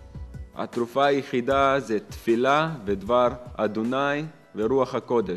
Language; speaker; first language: Hebrew; non-native, fluent; Russian